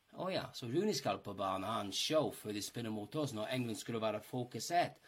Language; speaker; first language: Norwegian; non-native, fluent; English